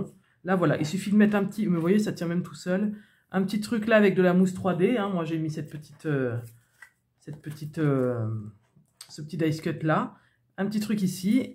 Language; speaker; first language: French; native; French